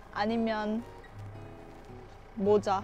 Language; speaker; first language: Korean; non-native, learner; English